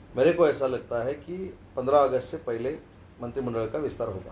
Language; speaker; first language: Hindi; non-native, local second language; Marathi